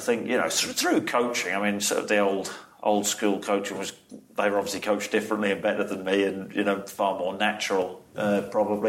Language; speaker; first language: English; native; English